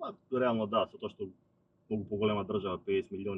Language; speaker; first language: Macedonian; native; Macedonian